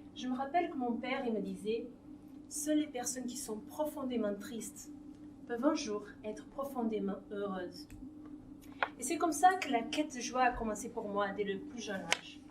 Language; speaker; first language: French; non-native, fluent; Portuguese